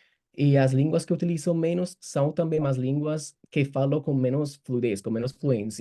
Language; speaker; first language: Portuguese; non-native, fluent; Italian